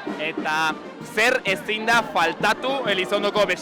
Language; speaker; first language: Basque; native; Basque